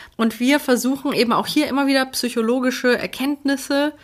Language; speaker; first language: German; early bilingual, other home language; Polish